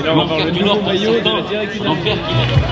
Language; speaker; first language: French; native; French